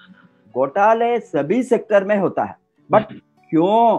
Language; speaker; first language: Hindi; non-native, local second language; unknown